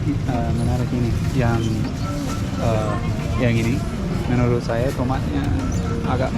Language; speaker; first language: Indonesian; non-native, learner; English